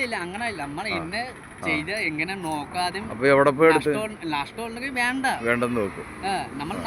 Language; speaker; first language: Malayalam; non-native, local second language; Bangla